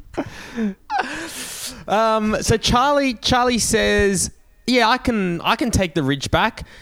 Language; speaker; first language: English; native; English